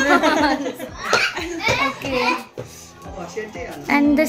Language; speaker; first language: English; non-native, local second language; Kannada